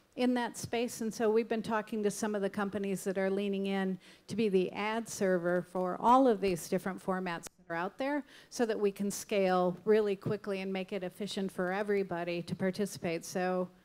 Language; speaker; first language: English; native; English